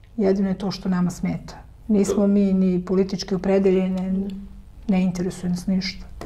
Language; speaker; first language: Serbian; native; Serbian